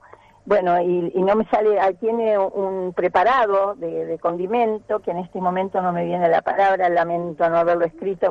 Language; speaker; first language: Spanish; native; Spanish